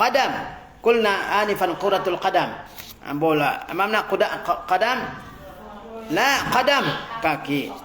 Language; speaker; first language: Arabic; non-native, fluent; Indonesian